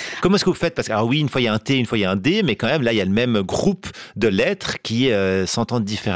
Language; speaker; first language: French; native; French